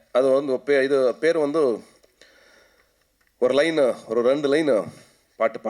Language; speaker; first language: Tamil; non-native, learner; Kannada